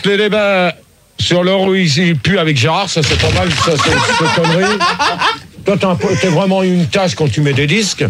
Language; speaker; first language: French; native; French